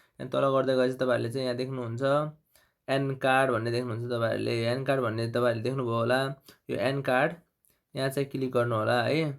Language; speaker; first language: Nepali; native; Nepali